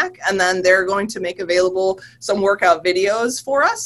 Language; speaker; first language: English; native; English